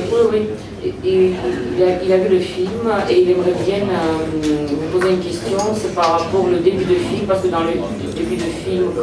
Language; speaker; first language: French; non-native, fluent; Armenian